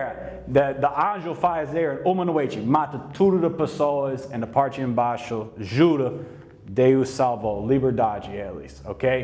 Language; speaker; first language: Portuguese; non-native, learner; English